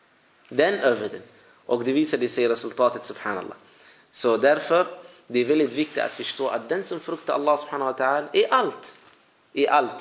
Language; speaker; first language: Swedish; non-native, fluent; Arabic